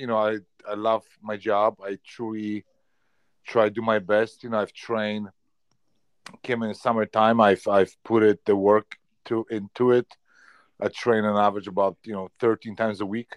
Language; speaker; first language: English; non-native, fluent; Polish